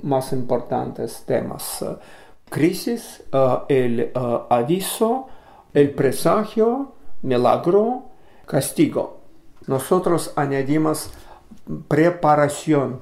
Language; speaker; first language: Spanish; non-native, learner; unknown